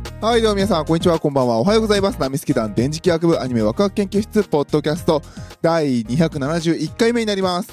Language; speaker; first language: Japanese; native; Japanese